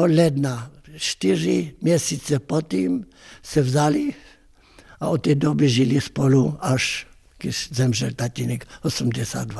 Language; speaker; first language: Czech; non-native, fluent; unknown